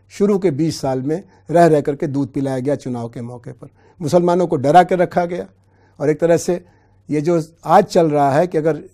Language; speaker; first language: Hindi; native; Hindi